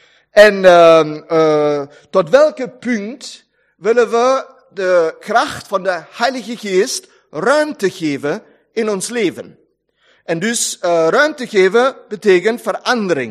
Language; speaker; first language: Dutch; non-native, fluent; German